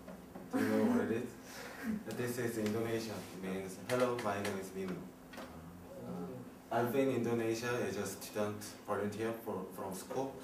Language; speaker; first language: English; non-native, learner; Korean